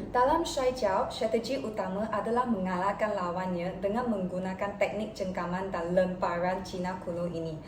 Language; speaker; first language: Malay; non-native, local second language; Chinese